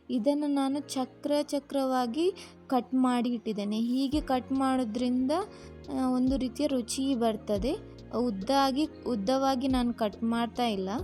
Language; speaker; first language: Kannada; non-native, local second language; Tulu